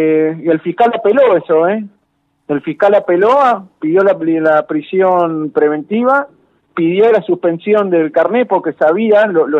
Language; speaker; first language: Spanish; native; Spanish